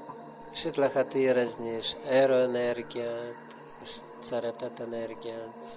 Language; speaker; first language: Hungarian; non-native, fluent; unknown